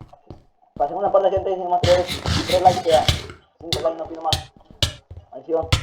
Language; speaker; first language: Spanish; native; Spanish